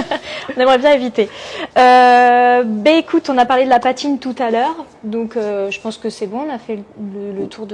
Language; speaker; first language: French; native; French